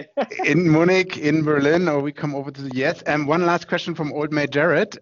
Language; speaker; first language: English; non-native, fluent; German